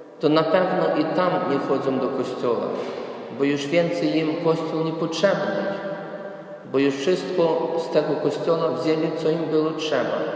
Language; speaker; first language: Polish; non-native, fluent; Ukrainian